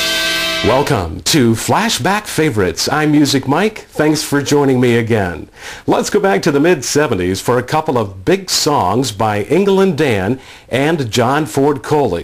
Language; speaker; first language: English; native; English